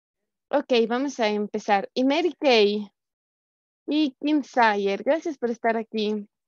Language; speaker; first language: Spanish; native; Spanish